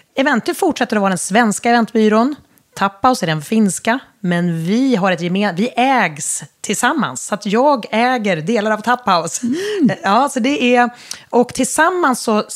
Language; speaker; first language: Swedish; native; Swedish